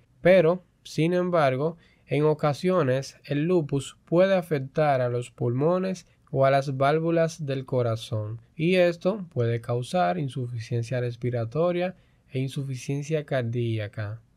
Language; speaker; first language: Spanish; native; Spanish